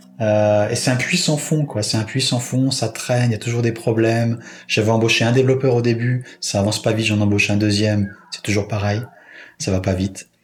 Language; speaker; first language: French; native; French